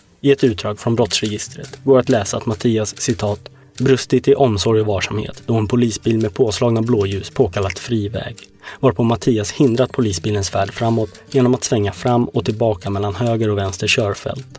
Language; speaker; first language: Swedish; native; Swedish